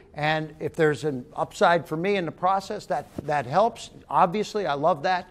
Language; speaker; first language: English; native; English